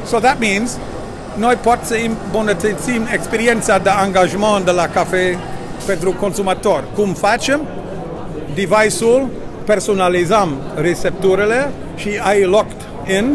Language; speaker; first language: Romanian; non-native, learner; Dutch